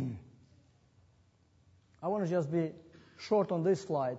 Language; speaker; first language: English; non-native, fluent; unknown